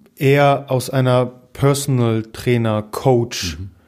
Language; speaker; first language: German; non-native, fluent; Polish